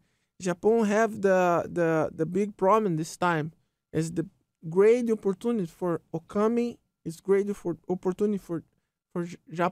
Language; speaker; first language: English; non-native, learner; Portuguese